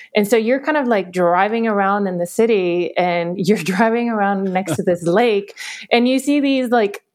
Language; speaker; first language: English; early bilingual, other home language; Spanish